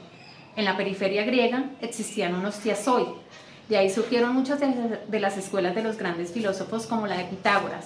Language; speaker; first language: Spanish; native; Spanish